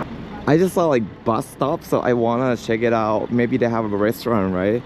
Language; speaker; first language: English; non-native, fluent; Japanese